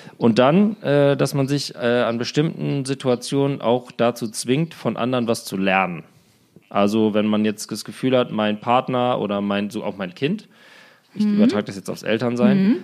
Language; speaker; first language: German; native; German